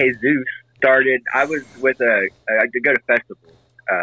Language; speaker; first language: English; native; English